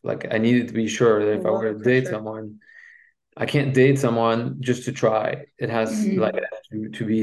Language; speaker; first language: English; non-native, fluent; French